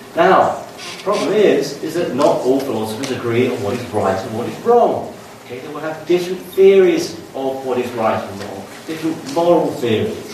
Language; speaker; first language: English; native; English